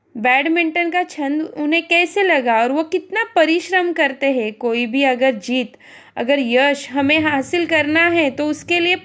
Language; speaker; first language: Hindi; non-native, local second language; Marathi